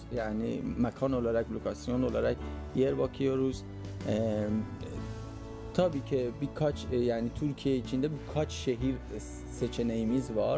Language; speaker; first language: Turkish; non-native, fluent; Persian